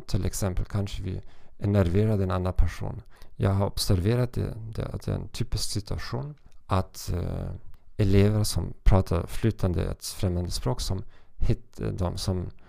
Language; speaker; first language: Swedish; non-native, learner; German